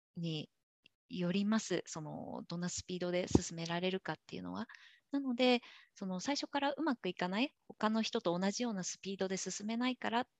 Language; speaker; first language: Japanese; native; Japanese